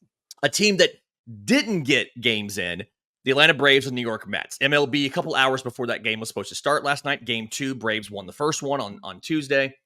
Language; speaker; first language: English; native; English